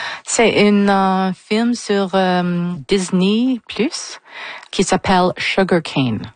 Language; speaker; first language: French; non-native, local second language; English